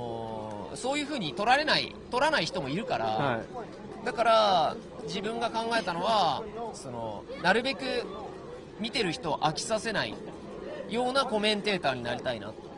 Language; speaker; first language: Japanese; native; Japanese